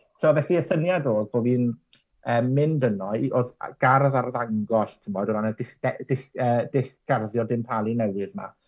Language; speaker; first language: Welsh; native; Welsh